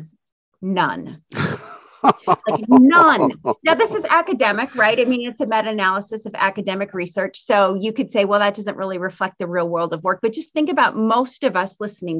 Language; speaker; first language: English; native; English